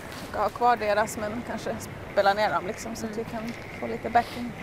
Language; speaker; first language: Swedish; native; Swedish